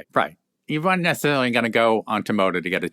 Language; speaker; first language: English; native; English